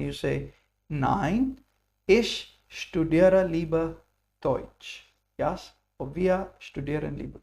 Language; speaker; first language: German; non-native, fluent; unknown